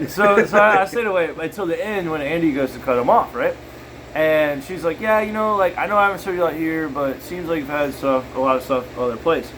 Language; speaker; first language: English; native; English